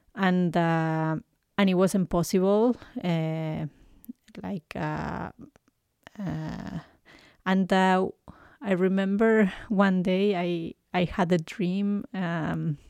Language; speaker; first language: English; non-native, fluent; Spanish